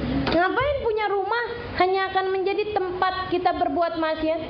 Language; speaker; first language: Indonesian; native; Indonesian